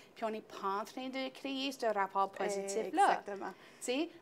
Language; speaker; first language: French; native; French